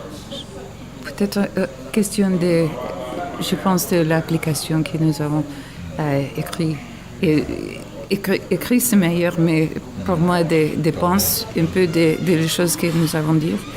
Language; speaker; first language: French; non-native, learner; English